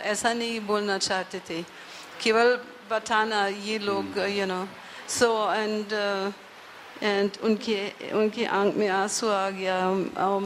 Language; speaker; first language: Hindi; non-native, learner; English